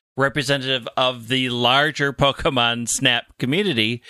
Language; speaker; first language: English; native; English